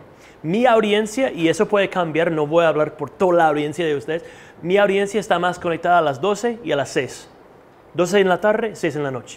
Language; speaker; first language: Spanish; non-native, fluent; English